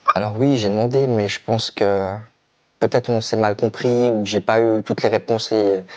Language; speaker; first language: French; native; French